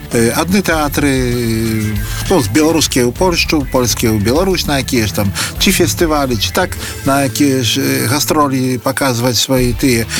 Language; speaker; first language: Belarusian; native; Belarusian